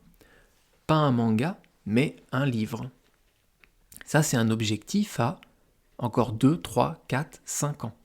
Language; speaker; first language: French; native; French